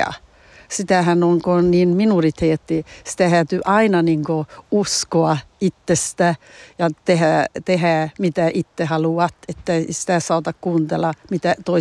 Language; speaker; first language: Finnish; early bilingual, heritage; Finnish